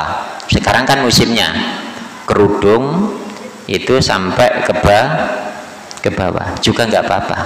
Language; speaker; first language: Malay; non-native, local second language; Javanese